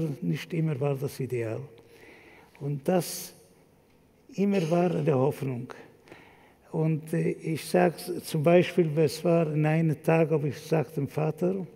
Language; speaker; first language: German; non-native, fluent; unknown